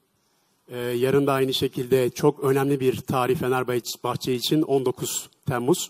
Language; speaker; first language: Turkish; native; Turkish